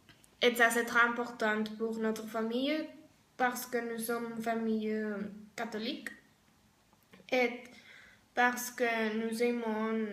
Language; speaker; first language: French; non-native, learner; Spanish